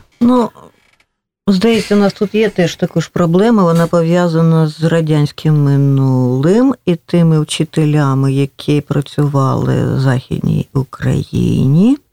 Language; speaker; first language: Ukrainian; native; Ukrainian